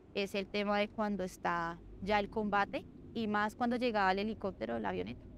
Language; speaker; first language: Spanish; native; Spanish